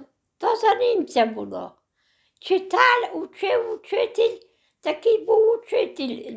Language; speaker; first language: Polish; non-native, local second language; Belarusian